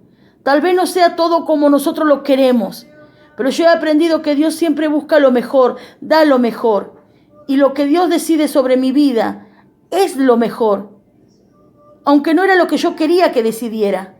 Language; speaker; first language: Spanish; native; Spanish